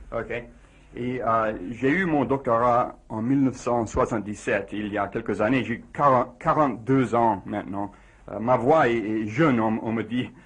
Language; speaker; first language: French; non-native, fluent; English